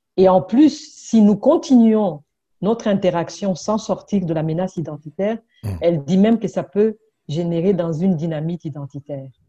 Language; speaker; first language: French; non-native, local second language; Kinyarwanda